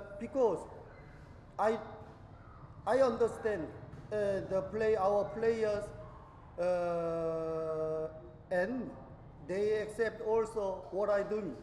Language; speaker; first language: English; non-native, learner; Korean